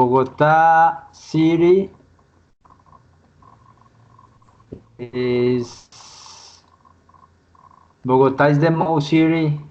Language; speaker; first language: English; non-native, learner; Spanish